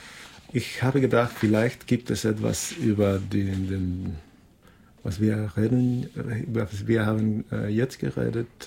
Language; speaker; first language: German; non-native, learner; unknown